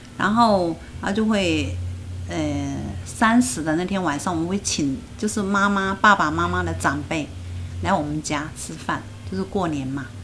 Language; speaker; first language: Chinese; native; Chinese